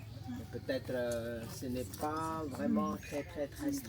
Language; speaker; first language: French; non-native, fluent; Thai